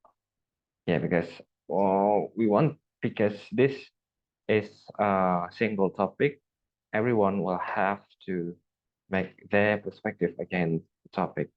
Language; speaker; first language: English; non-native, fluent; Indonesian